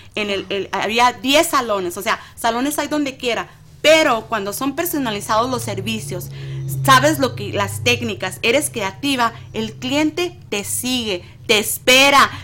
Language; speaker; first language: Spanish; native; Spanish